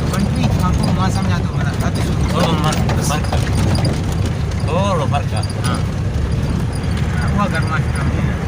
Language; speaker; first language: Hindi; non-native, local second language; Sindhi